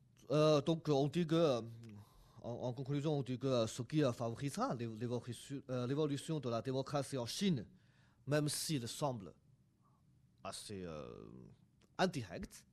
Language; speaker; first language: French; non-native, fluent; Chinese